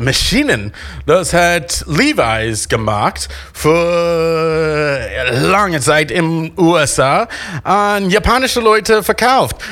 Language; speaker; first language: German; non-native, learner; English